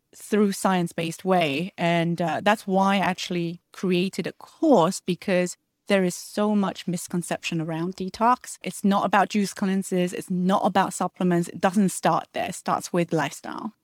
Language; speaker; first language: English; early bilingual, other home language; Chinese